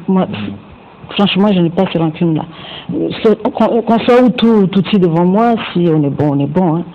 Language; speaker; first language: French; non-native, local second language; Kinyarwanda